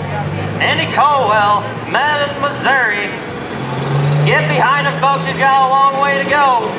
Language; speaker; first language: English; native; English